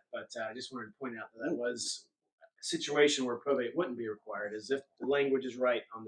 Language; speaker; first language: English; native; English